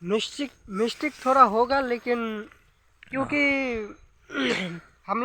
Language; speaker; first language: Hindi; non-native, local second language; Bangla